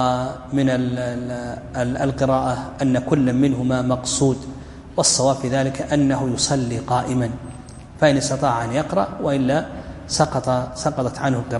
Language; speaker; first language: Arabic; native; Arabic